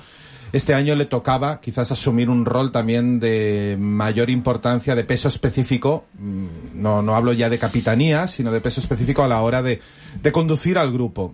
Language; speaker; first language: Spanish; native; Spanish